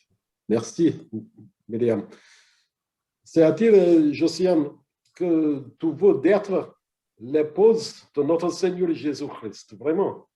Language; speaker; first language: French; non-native, learner; English